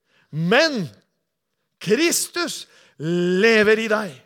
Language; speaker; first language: Norwegian; non-native, fluent; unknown